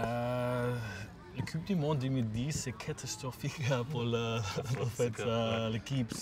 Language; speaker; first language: French; non-native, learner; English